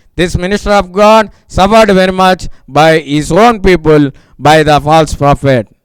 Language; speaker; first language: English; non-native, local second language; Telugu